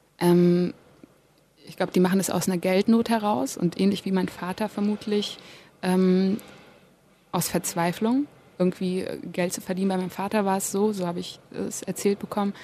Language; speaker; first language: German; native; German